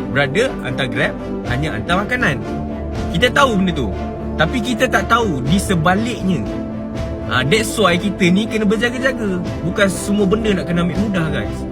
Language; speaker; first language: Malay; native; Malay